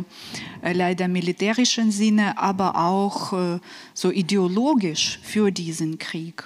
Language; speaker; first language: German; non-native, fluent; Ukrainian